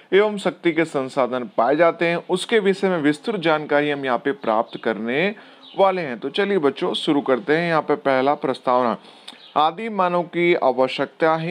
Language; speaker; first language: Hindi; non-native, local second language; Gujarati